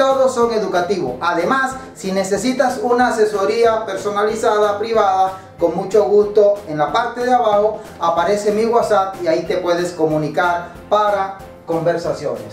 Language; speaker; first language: Spanish; native; Spanish